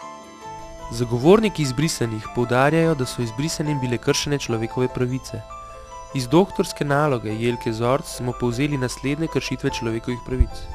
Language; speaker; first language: Slovenian; native; Slovenian